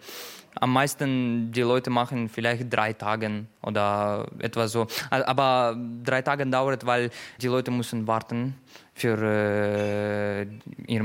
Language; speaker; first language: German; non-native, learner; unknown